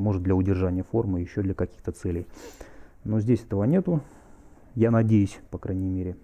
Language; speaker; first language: Russian; native; Russian